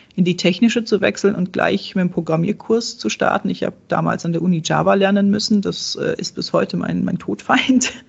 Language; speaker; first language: German; early bilingual, other home language; Czech